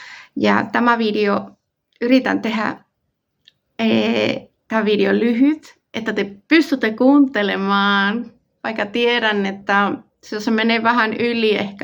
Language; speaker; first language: Finnish; non-native, fluent; Spanish